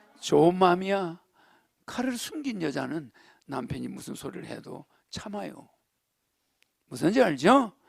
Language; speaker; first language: Korean; native; Korean